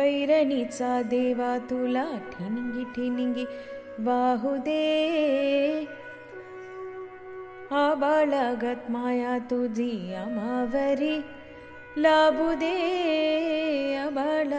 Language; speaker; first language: English; non-native, local second language; Tamil